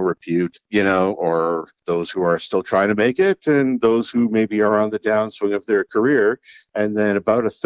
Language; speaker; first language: English; native; English